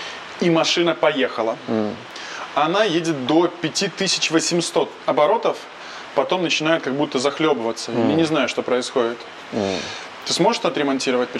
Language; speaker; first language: Russian; native; Russian